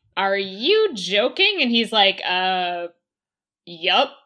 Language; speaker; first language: English; native; English